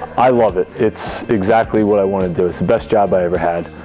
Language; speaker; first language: English; native; English